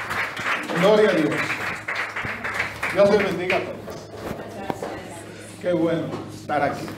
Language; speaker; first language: Spanish; native; Spanish